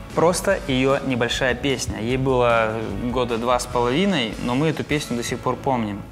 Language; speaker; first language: Russian; native; Russian